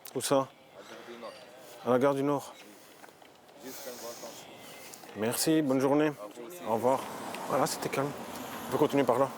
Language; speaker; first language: French; native; French